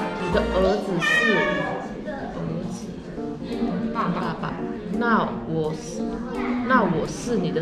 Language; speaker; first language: Chinese; non-native, fluent; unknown